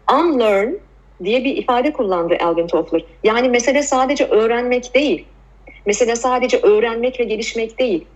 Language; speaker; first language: Turkish; native; Turkish